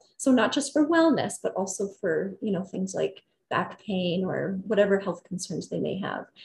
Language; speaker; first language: English; native; English